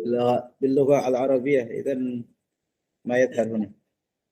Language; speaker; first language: Arabic; non-native, fluent; Indonesian